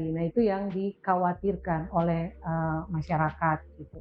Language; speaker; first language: Indonesian; native; Indonesian